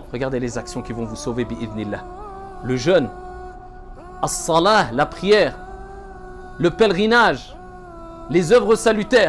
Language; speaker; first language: French; native; French